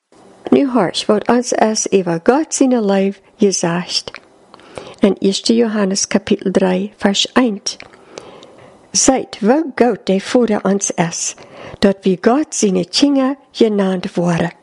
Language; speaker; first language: German; non-native, learner; Plautdietsch